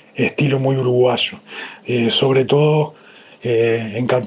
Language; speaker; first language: Spanish; native; Spanish